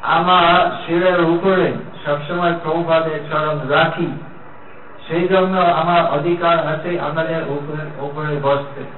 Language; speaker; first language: Bangla; non-native, fluent; English